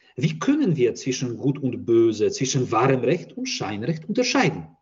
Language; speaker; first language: German; non-native, fluent; Polish